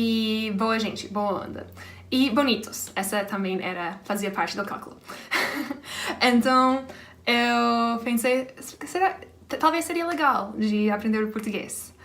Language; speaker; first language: Portuguese; non-native, fluent; English